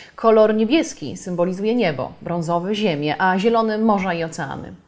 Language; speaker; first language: Polish; native; Polish